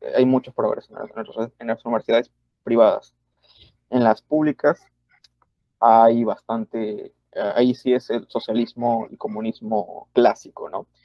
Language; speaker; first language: Spanish; native; Spanish